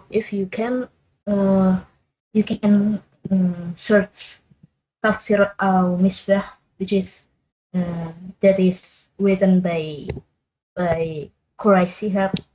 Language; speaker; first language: English; non-native, learner; Indonesian